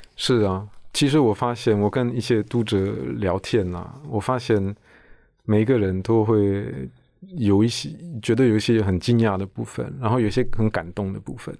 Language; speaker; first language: Chinese; non-native, fluent; French